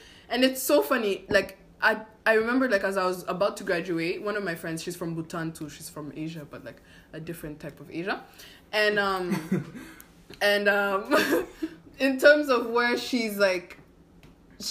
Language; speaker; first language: English; non-native, local second language; Kinyarwanda